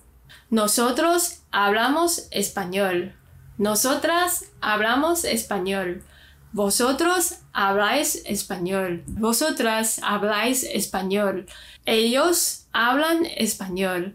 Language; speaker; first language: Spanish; non-native, fluent; Chinese